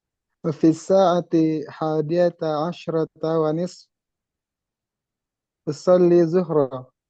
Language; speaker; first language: Arabic; non-native, learner; Indonesian